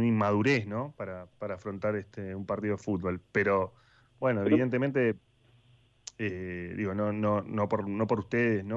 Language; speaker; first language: Spanish; native; Spanish